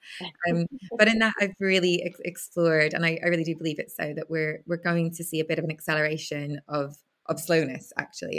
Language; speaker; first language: English; native; English